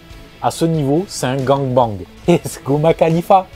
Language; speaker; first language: French; native; French